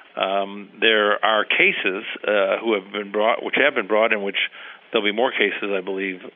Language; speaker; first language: English; early bilingual, heritage; Spanish